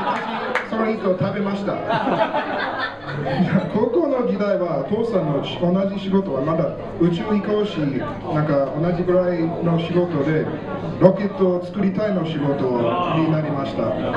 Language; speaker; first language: Japanese; non-native, learner; English